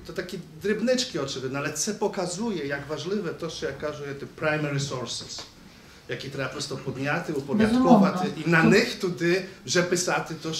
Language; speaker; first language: Ukrainian; native; Ukrainian